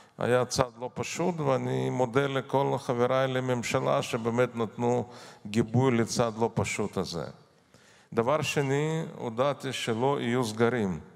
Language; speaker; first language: Hebrew; non-native, fluent; Russian